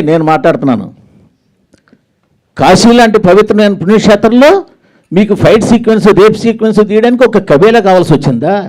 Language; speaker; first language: Telugu; native; Telugu